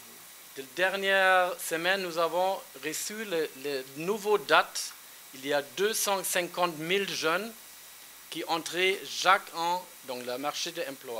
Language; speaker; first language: French; non-native, learner; German